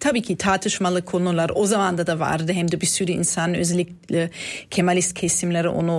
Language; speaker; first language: Turkish; non-native, fluent; German